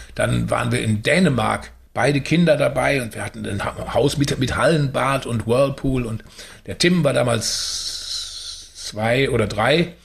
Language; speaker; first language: German; native; German